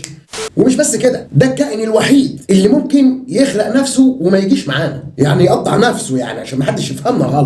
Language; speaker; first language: Arabic; native; Arabic